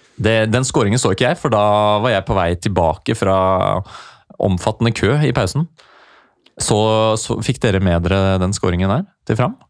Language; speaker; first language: Norwegian; native; Norwegian